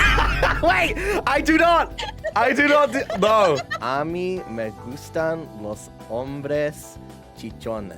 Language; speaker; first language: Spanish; non-native, learner; English